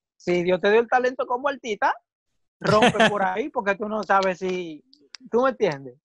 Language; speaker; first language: Spanish; native; Spanish